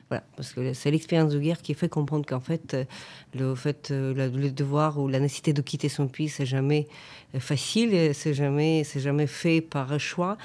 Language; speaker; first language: French; non-native, fluent; Ukrainian